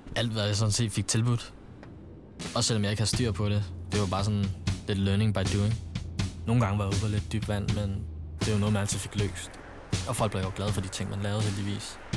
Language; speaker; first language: Danish; early bilingual, other home language; Vietnamese